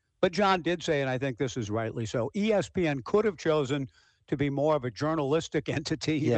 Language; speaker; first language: English; native; English